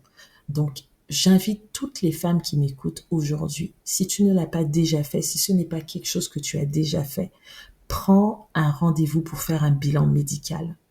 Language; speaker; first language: French; native; French